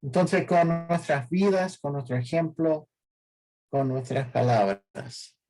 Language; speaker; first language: Spanish; non-native, fluent; English